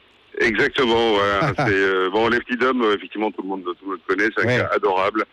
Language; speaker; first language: French; native; French